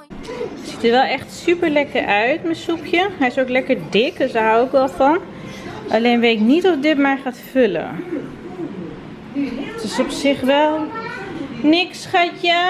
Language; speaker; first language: Dutch; native; Dutch